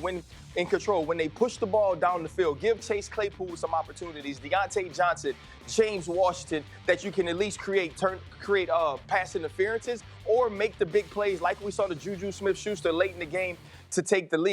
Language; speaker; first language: English; native; English